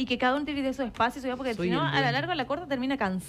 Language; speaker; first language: Spanish; native; Spanish